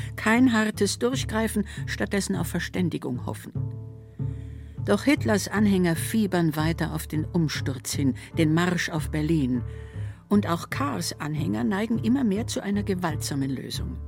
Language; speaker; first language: German; native; German